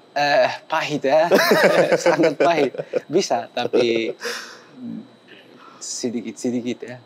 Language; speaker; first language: Indonesian; non-native, learner; Japanese